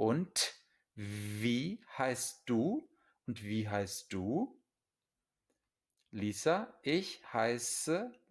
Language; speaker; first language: German; non-native, fluent; English